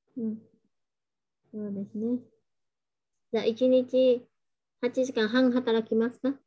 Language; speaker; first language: Japanese; non-native, fluent; Vietnamese